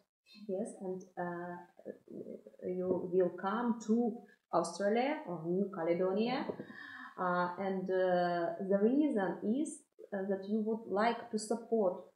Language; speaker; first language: English; non-native, fluent; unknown